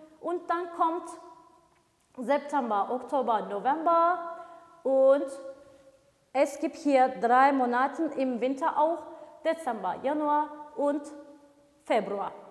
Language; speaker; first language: German; non-native, fluent; Turkish